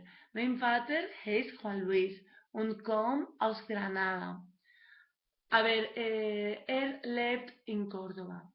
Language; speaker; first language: German; non-native, learner; Spanish